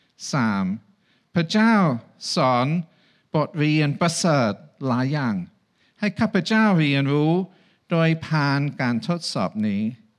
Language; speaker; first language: Thai; non-native, fluent; English